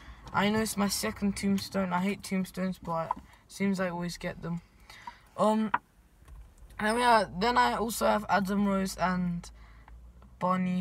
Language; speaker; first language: English; native; English